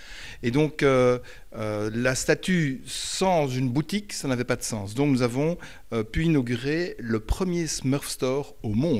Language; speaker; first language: French; native; French